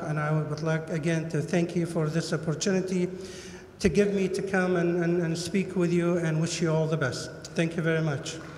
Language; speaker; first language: English; non-native, fluent; Arabic